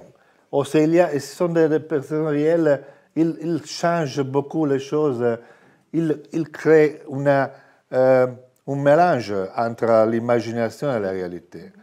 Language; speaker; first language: French; non-native, fluent; Italian